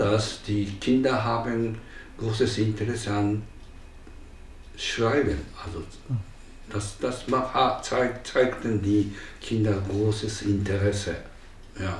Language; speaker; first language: German; non-native, fluent; Japanese